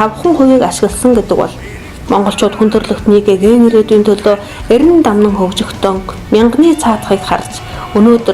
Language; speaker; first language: Mongolian; native; Mongolian